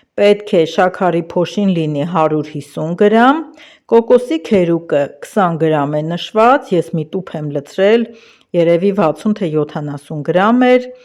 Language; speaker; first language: Armenian; native; Armenian